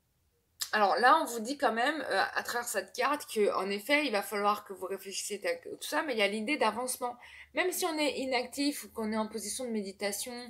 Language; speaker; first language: French; native; French